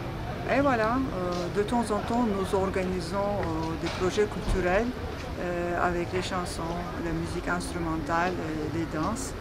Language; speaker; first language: French; non-native, fluent; Turkish